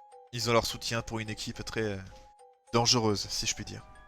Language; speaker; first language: French; native; French